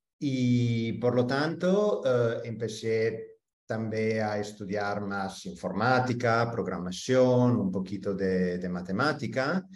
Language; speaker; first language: Spanish; non-native, fluent; Italian